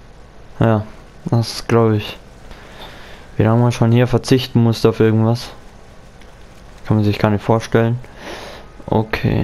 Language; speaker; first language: German; native; German